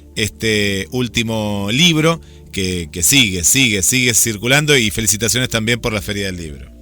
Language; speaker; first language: Spanish; native; Spanish